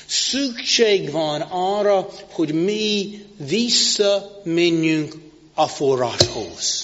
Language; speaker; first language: Hungarian; non-native, fluent; English